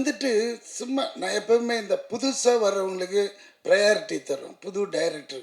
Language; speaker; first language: Tamil; native; Tamil